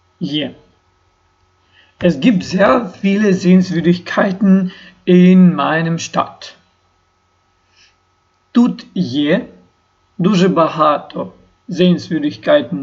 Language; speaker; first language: German; non-native, learner; Ukrainian